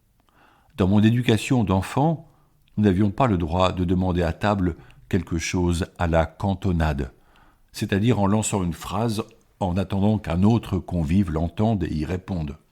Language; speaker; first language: French; native; French